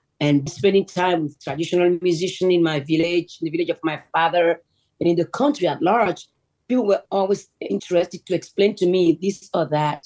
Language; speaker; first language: English; non-native, fluent; Yoruba